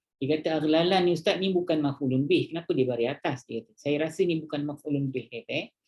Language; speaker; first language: Malay; native; Malay